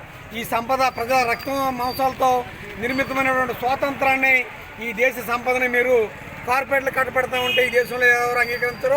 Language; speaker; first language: Telugu; native; Telugu